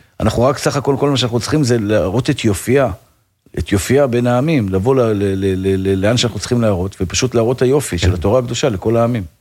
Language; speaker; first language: Hebrew; native; Hebrew